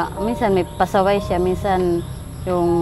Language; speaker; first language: Filipino; non-native, local second language; Bikol